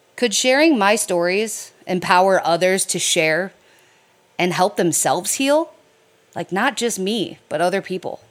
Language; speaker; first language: English; native; English